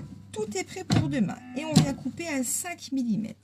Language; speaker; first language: French; native; French